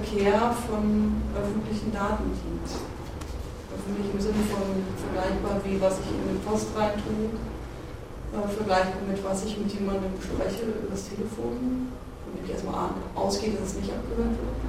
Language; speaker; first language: German; native; German